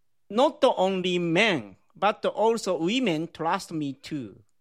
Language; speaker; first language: English; non-native, learner; Japanese